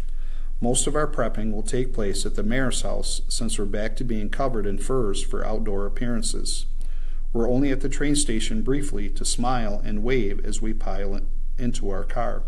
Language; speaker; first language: English; native; English